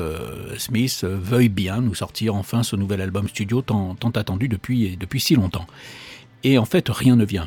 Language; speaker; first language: French; native; French